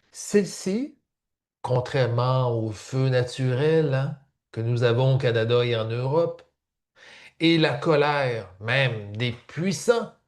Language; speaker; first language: French; native; French